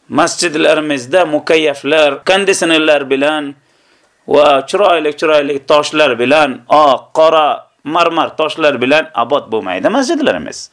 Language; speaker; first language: Uzbek; native; Uzbek